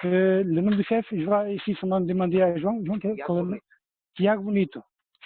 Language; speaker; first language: French; non-native, fluent; Portuguese